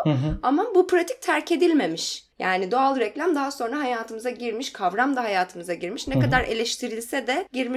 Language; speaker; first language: Turkish; native; Turkish